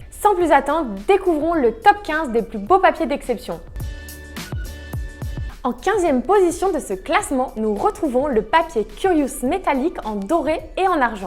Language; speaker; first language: French; native; French